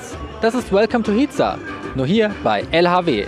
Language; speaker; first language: German; native; German